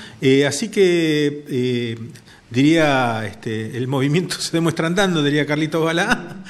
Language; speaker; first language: Spanish; native; Spanish